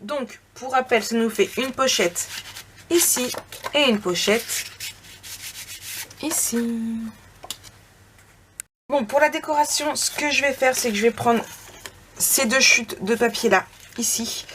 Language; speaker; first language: French; native; French